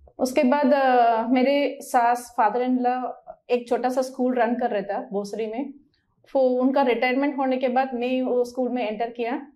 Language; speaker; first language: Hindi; non-native, local second language; Malayalam